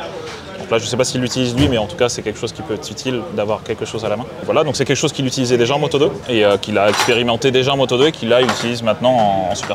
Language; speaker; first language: French; native; French